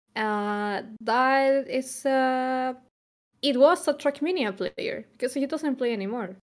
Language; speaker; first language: English; non-native, fluent; Spanish